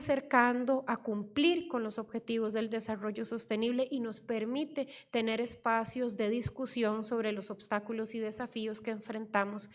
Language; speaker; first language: Spanish; native; Spanish